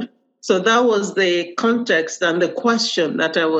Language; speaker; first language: English; non-native, local second language; Yoruba